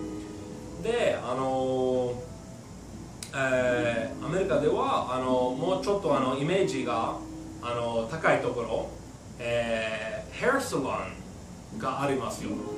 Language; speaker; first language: Japanese; non-native, fluent; English